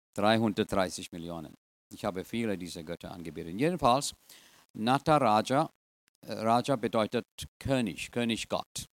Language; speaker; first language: German; non-native, fluent; English